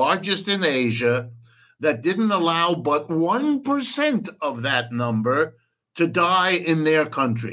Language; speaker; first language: English; early bilingual, other home language; French